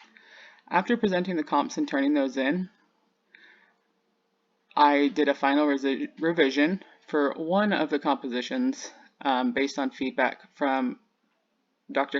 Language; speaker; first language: English; native; English